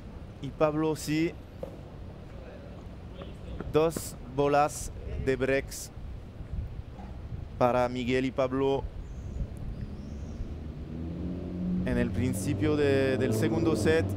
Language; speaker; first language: Spanish; non-native, learner; French